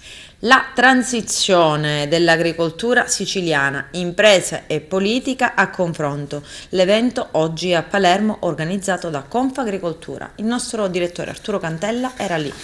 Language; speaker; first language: Italian; native; Italian